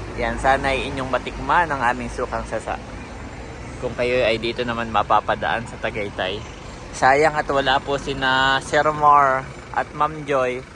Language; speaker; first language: Filipino; native; Filipino